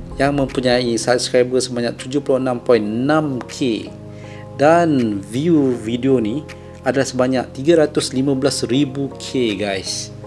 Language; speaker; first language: Malay; native; Malay